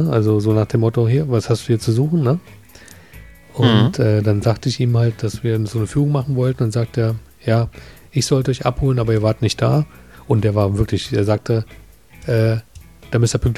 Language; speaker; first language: German; native; German